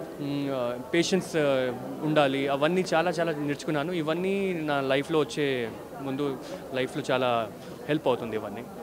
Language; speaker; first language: Telugu; non-native, local second language; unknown